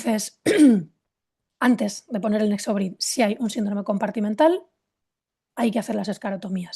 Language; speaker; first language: Spanish; native; Spanish